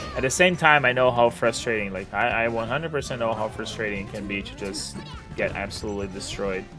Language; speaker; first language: English; non-native, fluent; Portuguese